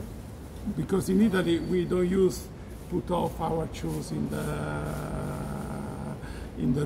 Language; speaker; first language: English; non-native, learner; Italian